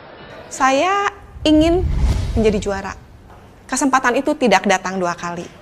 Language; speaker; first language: Indonesian; native; Indonesian